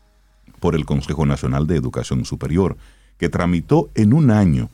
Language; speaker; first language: Spanish; native; Spanish